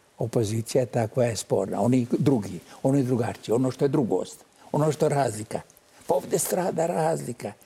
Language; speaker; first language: Bosnian; native; Bosnian